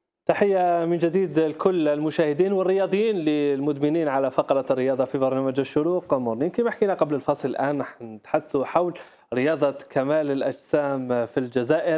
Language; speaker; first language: Arabic; native; Arabic